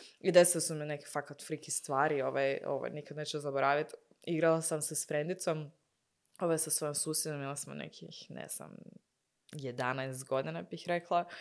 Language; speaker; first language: Croatian; early bilingual, heritage; Croatian